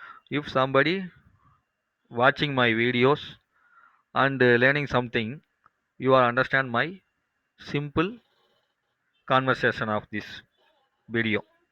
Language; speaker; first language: English; non-native, local second language; Tamil